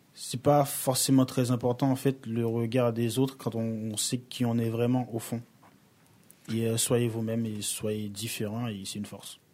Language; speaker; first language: French; early bilingual, other home language; Haitian Creole